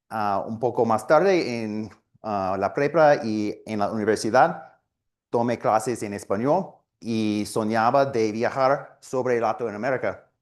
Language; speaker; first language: Spanish; non-native, learner; English